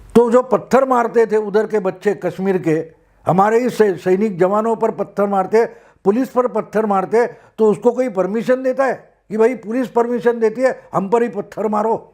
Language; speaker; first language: Hindi; non-native, local second language; Marathi